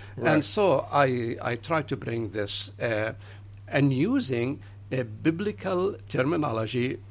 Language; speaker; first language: English; non-native, fluent; Arabic